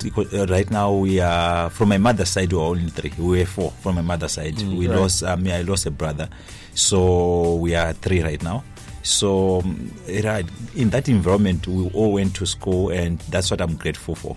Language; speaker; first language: English; non-native, local second language; Shona